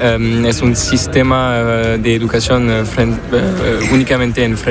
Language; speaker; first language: Spanish; non-native, learner; French